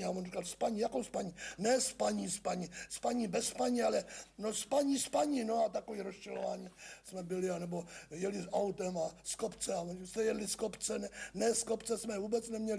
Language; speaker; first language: Czech; native; Czech